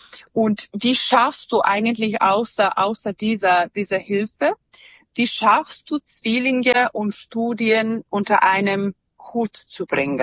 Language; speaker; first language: German; non-native, fluent; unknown